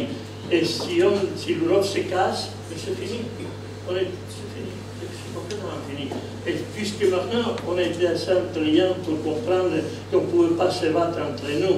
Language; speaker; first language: French; non-native, fluent; Spanish